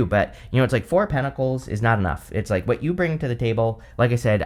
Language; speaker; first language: English; native; English